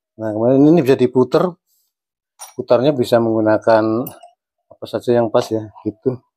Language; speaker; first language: Indonesian; native; Indonesian